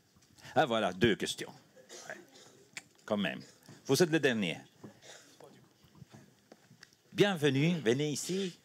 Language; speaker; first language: French; non-native, learner; Spanish